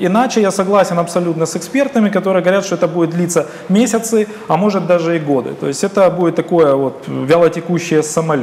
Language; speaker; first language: Russian; native; Russian